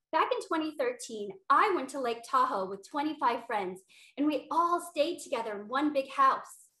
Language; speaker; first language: English; native; English